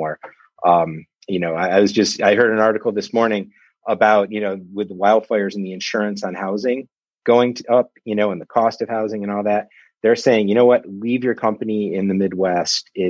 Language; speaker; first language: English; native; English